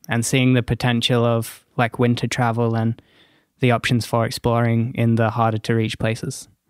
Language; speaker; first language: English; native; English